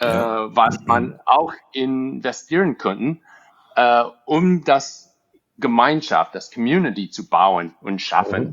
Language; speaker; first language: German; non-native, fluent; English